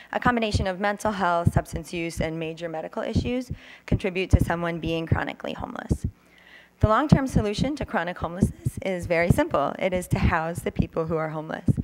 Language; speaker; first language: English; native; English